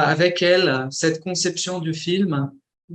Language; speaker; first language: French; non-native, fluent; Portuguese